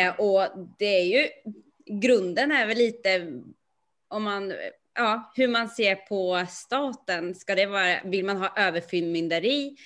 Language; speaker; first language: Swedish; native; Swedish